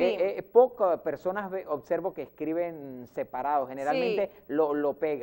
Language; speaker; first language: Spanish; native; Spanish